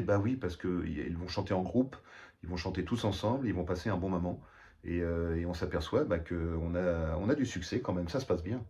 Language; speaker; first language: French; native; French